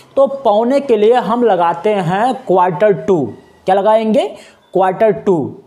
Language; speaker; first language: Hindi; native; Hindi